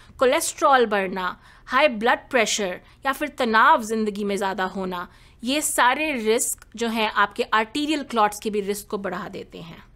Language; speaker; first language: Hindi; native; Hindi